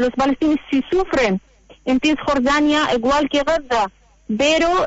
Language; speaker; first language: Spanish; non-native, learner; Arabic